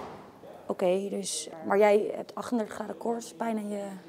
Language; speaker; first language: Dutch; native; Dutch